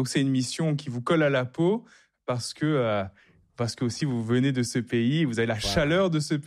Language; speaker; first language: French; native; French